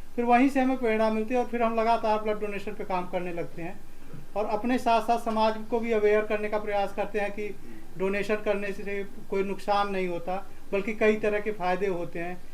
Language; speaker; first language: Hindi; native; Hindi